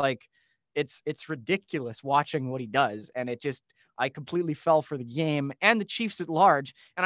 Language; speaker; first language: English; native; English